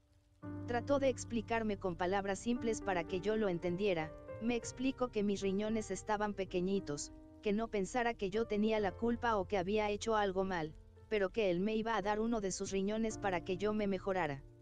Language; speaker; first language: Spanish; native; Spanish